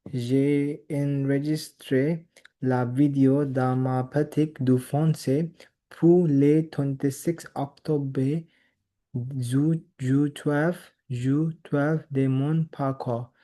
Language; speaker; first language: French; non-native, learner; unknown